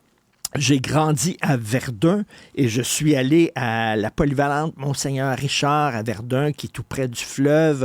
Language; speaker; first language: French; native; French